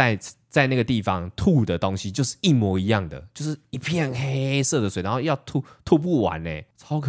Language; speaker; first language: Chinese; native; Chinese